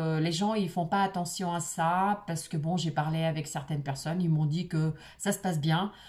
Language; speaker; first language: French; non-native, fluent; Russian